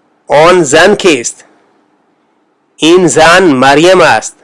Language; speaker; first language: Persian; non-native, fluent; Urdu